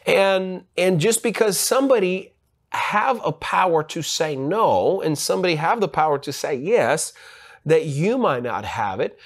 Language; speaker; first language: English; non-native, fluent; Ukrainian